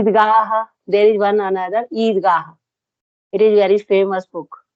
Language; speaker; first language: English; non-native, local second language; Hindi